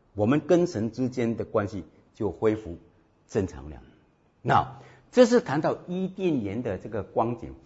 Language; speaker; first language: Chinese; native; Chinese